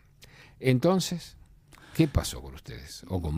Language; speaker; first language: Spanish; native; Spanish